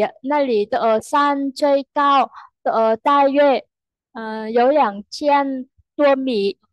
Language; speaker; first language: Chinese; non-native, fluent; Vietnamese